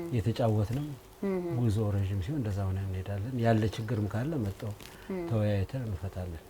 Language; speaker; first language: Amharic; native; Amharic